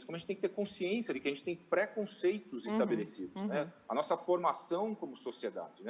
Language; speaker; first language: Portuguese; native; Portuguese